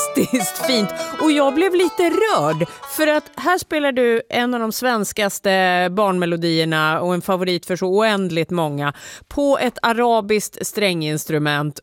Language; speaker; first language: Swedish; native; Swedish